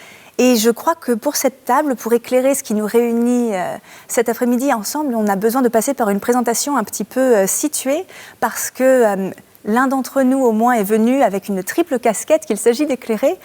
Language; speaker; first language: French; native; French